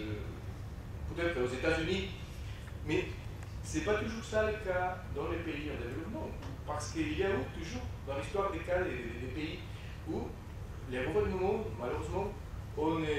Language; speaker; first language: French; non-native, fluent; Spanish